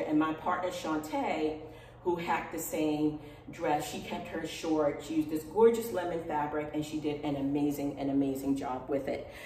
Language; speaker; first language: English; native; English